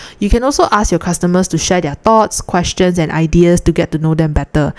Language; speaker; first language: English; non-native, local second language; Chinese